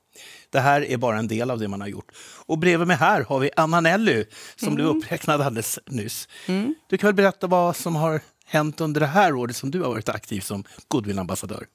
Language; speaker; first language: Swedish; native; Swedish